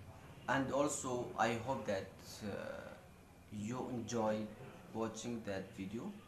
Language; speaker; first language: English; non-native, fluent; Arabic